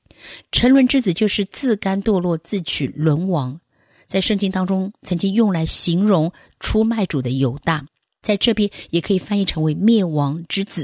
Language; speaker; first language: Chinese; native; Chinese